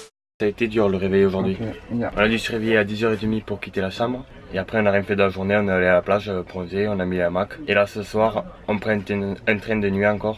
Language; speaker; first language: French; native; French